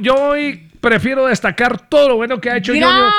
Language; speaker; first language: Spanish; native; Spanish